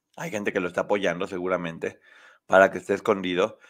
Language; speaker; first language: Spanish; native; Spanish